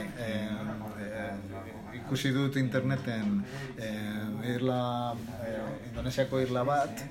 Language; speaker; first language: Basque; non-native, learner; Spanish